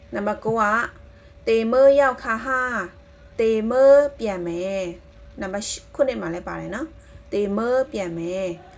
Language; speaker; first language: Burmese; non-native, local second language; Shan